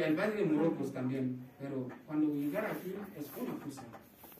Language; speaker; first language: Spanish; non-native, learner; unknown